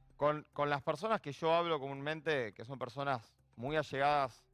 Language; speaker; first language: Spanish; native; Spanish